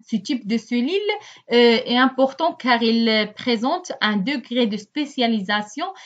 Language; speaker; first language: French; non-native, local second language; Arabic